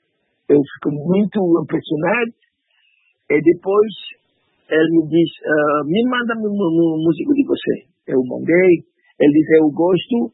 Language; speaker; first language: Portuguese; non-native, learner; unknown